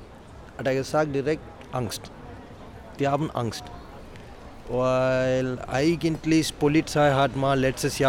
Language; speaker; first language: German; non-native, fluent; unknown